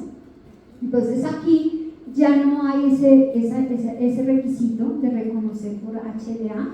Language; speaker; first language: Spanish; native; Spanish